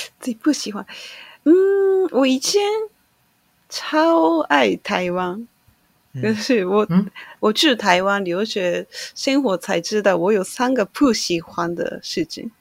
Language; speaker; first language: Chinese; non-native, learner; Japanese